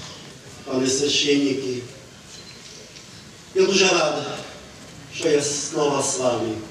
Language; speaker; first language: Ukrainian; non-native, local second language; Hungarian